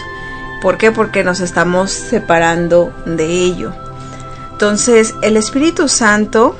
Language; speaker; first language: Spanish; native; Spanish